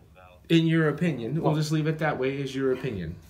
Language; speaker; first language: English; native; English